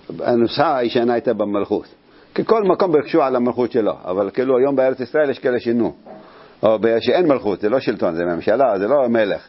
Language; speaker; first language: Hebrew; native; Hebrew